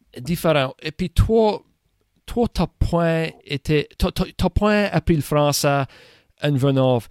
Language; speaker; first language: French; native; French